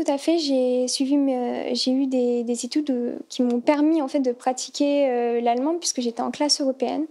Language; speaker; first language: French; native; French